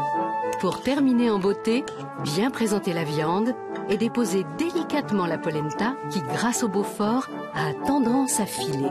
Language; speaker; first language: French; native; French